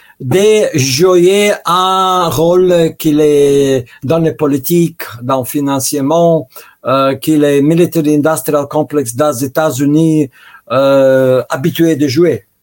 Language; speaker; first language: French; non-native, learner; Russian